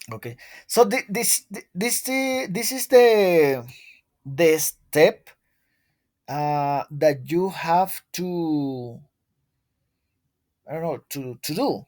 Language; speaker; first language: English; non-native, learner; Spanish